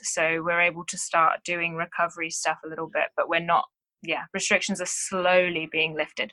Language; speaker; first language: English; native; English